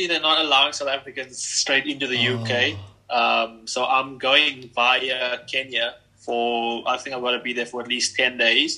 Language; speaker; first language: English; native; English